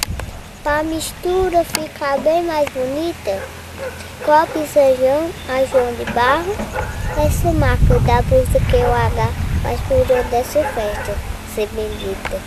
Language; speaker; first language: Portuguese; native; Portuguese